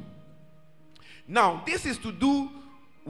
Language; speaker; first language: English; non-native, local second language; Akan